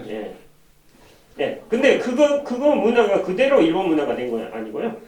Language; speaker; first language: Korean; non-native, fluent; Japanese